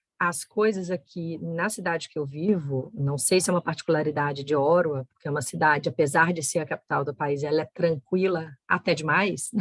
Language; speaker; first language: Portuguese; native; Portuguese